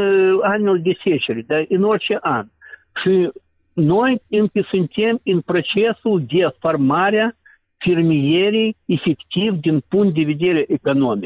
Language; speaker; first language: Romanian; non-native, local second language; Russian